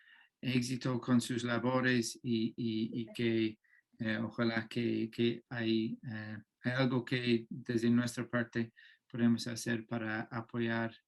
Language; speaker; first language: Spanish; non-native, fluent; English